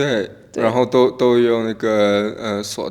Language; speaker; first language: Chinese; non-native, learner; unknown